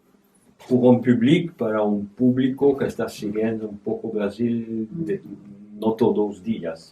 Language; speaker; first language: Portuguese; non-native, fluent; French